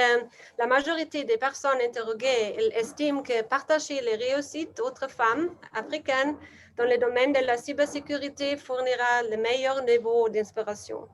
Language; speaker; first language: French; non-native, learner; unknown